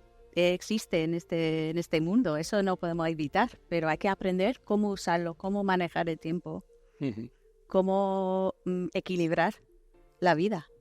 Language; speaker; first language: Spanish; non-native, fluent; English